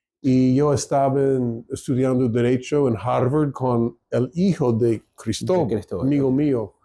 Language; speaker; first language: Spanish; non-native, fluent; English